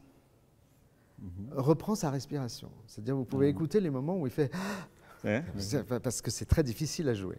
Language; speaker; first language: French; native; French